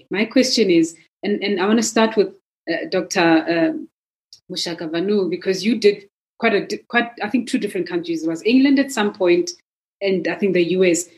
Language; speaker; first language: English; non-native, local second language; Zulu